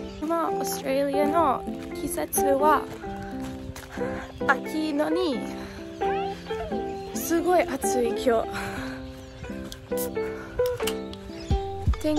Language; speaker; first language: Japanese; non-native, learner; English